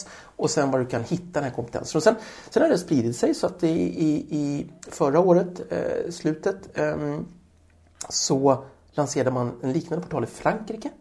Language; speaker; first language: Swedish; native; Swedish